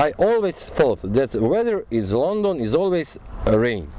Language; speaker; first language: English; non-native, learner; Croatian